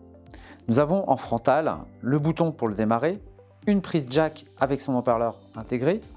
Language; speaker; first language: French; native; French